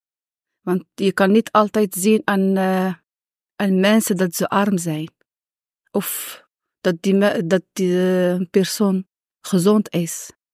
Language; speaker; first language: Dutch; non-native, fluent; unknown